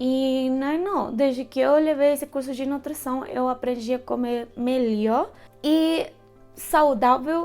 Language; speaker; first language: Portuguese; non-native, fluent; Spanish